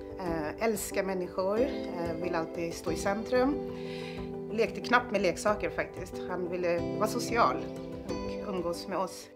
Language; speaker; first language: Swedish; native; Swedish